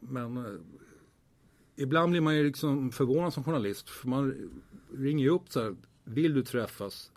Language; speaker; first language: Swedish; native; Swedish